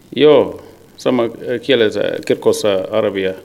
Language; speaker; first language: Finnish; non-native, learner; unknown